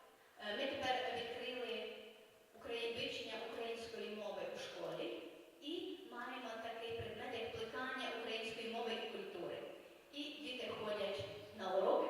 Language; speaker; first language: Ukrainian; early bilingual, heritage; Ukrainian